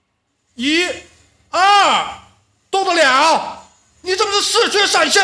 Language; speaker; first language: Chinese; native; Chinese